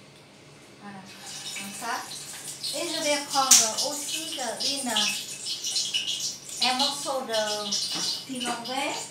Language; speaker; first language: French; non-native, learner; Vietnamese